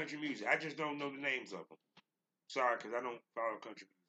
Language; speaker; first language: English; native; English